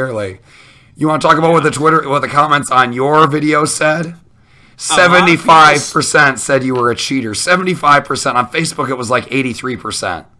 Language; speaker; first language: English; native; English